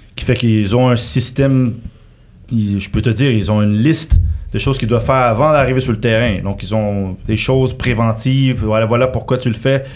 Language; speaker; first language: French; native; French